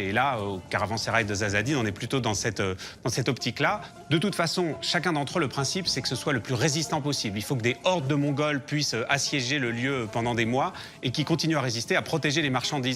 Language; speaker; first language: French; native; French